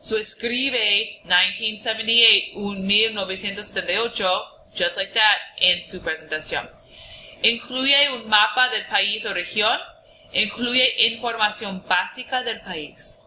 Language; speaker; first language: Spanish; non-native, fluent; English